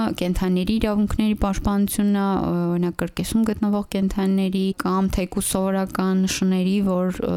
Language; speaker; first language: Armenian; native; Armenian